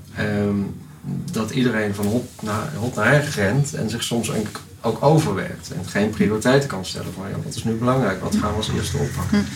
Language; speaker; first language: Dutch; native; Dutch